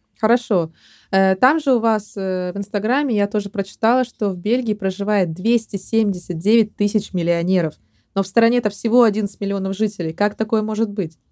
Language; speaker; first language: Russian; native; Russian